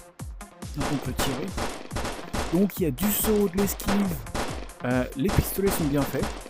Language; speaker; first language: French; native; French